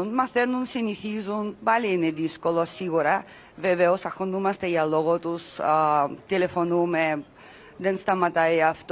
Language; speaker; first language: Greek; non-native, fluent; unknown